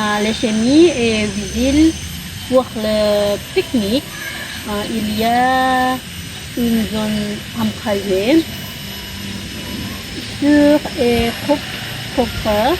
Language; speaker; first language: French; non-native, learner; Indonesian